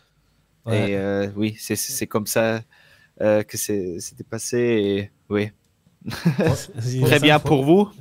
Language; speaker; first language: French; non-native, local second language; German